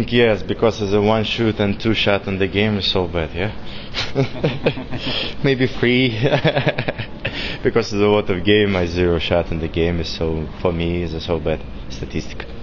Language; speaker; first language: English; non-native, learner; Russian